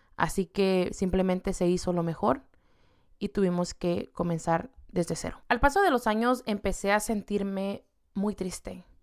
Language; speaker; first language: Spanish; native; Spanish